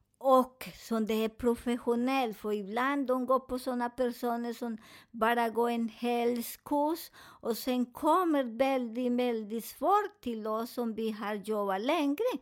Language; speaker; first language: Swedish; non-native, learner; Spanish